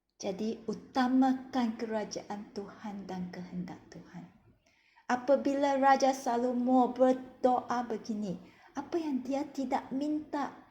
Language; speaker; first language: Malay; non-native, local second language; Chinese